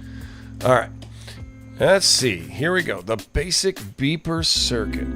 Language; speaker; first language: English; native; English